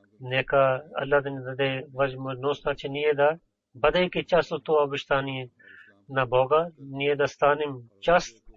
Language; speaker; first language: Bulgarian; non-native, learner; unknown